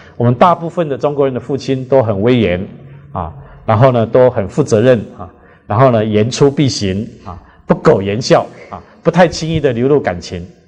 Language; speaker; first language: Chinese; native; Chinese